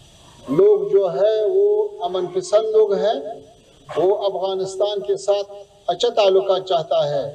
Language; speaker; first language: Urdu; non-native, fluent; Pashto